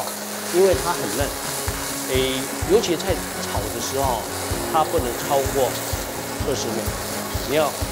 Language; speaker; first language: Chinese; non-native, local second language; Hakka Chinese